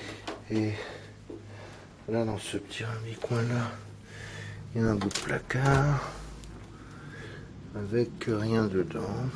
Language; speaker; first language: French; native; French